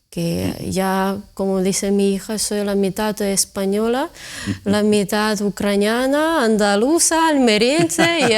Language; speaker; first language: Spanish; non-native, fluent; Ukrainian